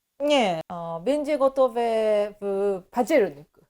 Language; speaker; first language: Polish; non-native, learner; Japanese